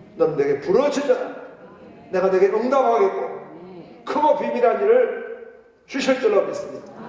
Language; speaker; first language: Korean; native; Korean